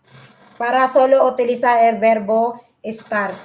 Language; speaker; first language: Spanish; non-native, learner; Filipino